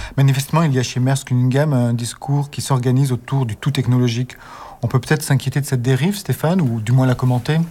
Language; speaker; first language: French; native; French